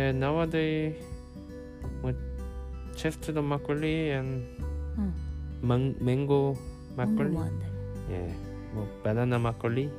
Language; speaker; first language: English; non-native, learner; Korean